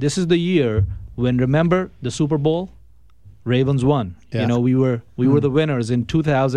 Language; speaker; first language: English; non-native, local second language; Urdu